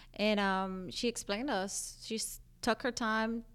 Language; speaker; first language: English; non-native, fluent; Spanish